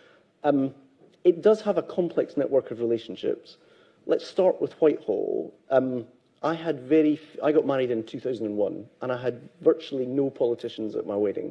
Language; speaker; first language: English; native; English